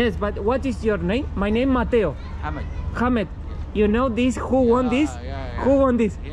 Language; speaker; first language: English; non-native, learner; Spanish